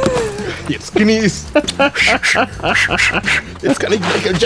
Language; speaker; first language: German; non-native, learner; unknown